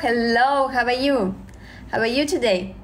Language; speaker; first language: English; non-native, learner; Russian